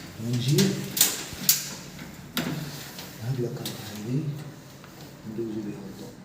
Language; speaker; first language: Arabic; native; Arabic